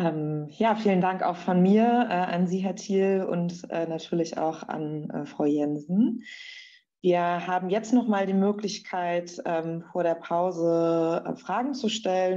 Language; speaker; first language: German; native; German